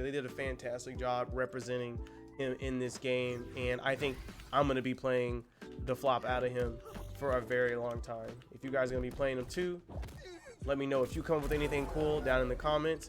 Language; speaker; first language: English; native; English